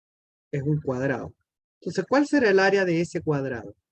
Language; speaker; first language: Spanish; native; Spanish